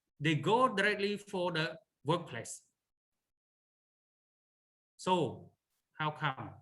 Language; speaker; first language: English; non-native, learner; Khmer